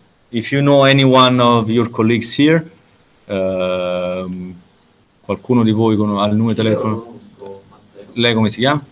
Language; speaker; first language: Italian; native; Italian